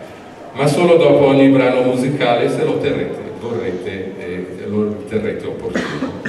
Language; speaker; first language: Italian; native; Italian